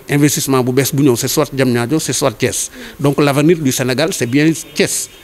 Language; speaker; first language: French; non-native, local second language; Wolof